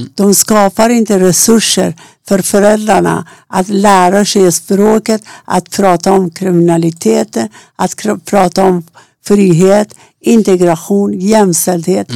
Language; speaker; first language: Swedish; non-native, fluent; Persian